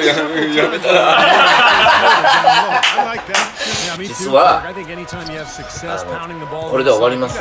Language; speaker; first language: Japanese; native; Japanese